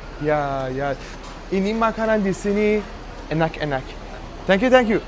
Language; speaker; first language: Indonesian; non-native, learner; Persian